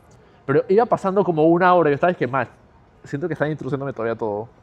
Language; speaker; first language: Spanish; native; Spanish